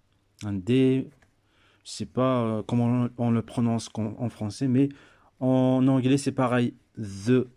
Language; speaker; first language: French; non-native, local second language; Berber languages